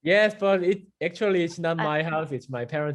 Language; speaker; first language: English; non-native, fluent; Korean